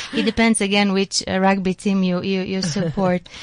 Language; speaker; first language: English; non-native, fluent; Macedonian